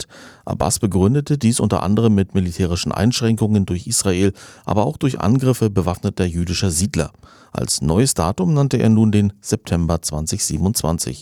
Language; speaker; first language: German; native; German